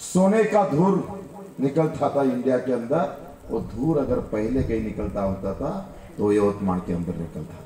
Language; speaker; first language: Hindi; non-native, local second language; Marathi